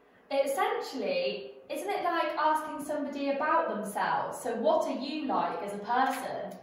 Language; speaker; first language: English; native; English